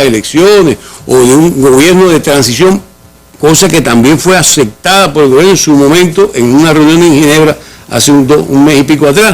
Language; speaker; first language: Spanish; native; Spanish